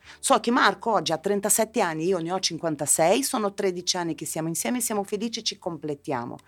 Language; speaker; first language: Italian; non-native, fluent; Spanish